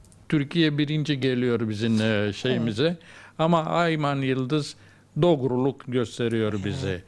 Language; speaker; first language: Turkish; early bilingual, heritage; Crimean Tatar